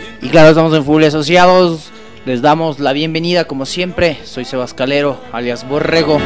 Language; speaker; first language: Spanish; native; Spanish